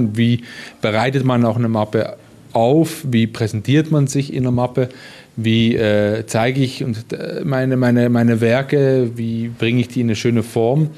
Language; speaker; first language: German; native; German